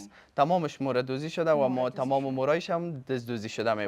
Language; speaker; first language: Persian; native; Persian